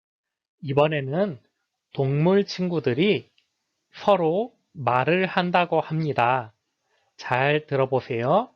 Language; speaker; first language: Korean; native; Korean